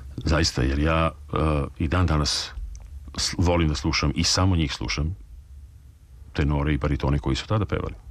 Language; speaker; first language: Serbian; native; Serbian